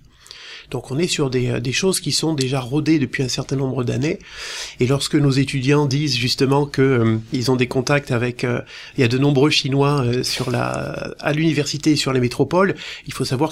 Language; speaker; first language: French; native; French